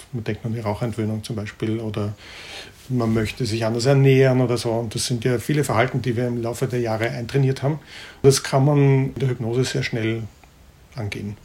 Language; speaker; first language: German; native; German